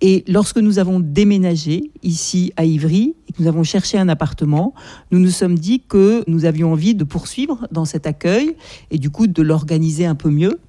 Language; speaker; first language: French; native; French